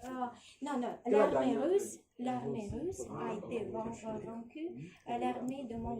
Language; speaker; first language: French; non-native, learner; Russian